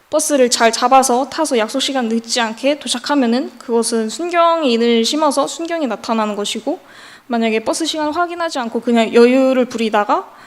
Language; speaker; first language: Korean; native; Korean